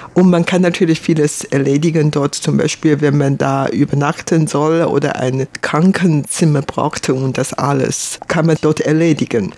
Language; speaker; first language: German; non-native, fluent; Chinese